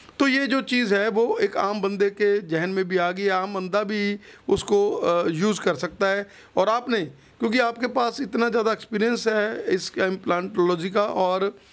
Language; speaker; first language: Hindi; non-native, local second language; Punjabi